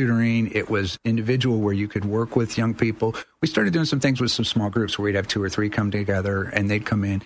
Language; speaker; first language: English; native; English